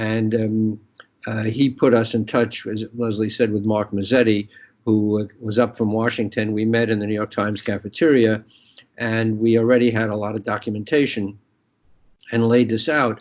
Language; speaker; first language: English; native; English